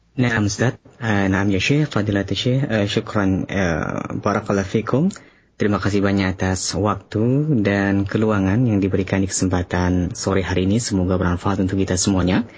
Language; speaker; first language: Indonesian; native; Indonesian